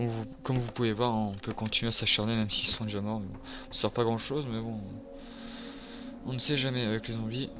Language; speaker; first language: French; native; French